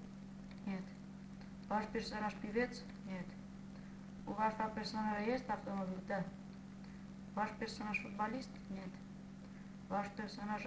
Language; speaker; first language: Russian; non-native, fluent; Armenian